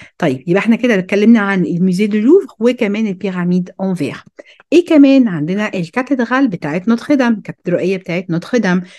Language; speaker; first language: Arabic; early bilingual, heritage; Arabic